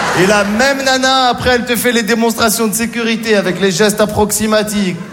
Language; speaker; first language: French; native; French